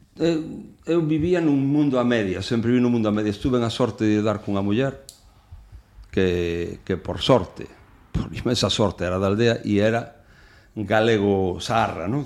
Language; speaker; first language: Galician; non-native, local second language; Spanish